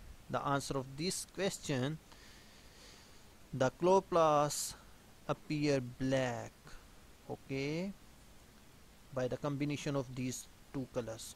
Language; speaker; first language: English; non-native, local second language; Urdu